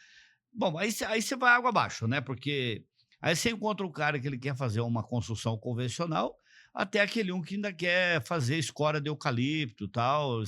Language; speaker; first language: Portuguese; native; Portuguese